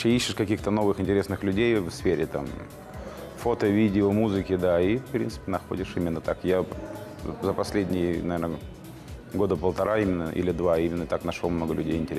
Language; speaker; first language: Russian; native; Russian